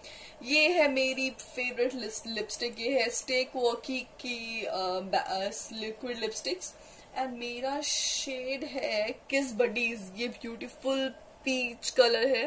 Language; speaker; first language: Hindi; native; Hindi